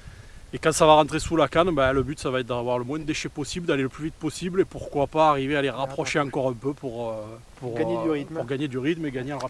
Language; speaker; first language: French; native; French